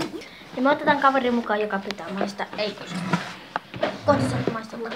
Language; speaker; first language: Finnish; early bilingual, other home language; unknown